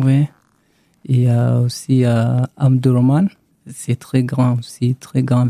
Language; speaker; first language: French; non-native, learner; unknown